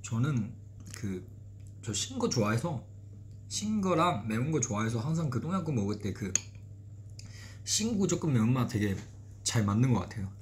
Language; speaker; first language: Korean; non-native, fluent; Chinese